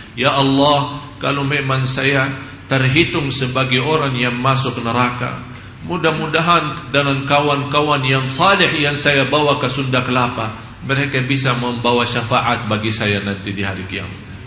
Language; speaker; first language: Indonesian; non-native, fluent; Arabic